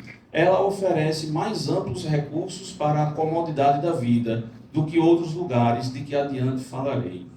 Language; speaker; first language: Portuguese; native; Portuguese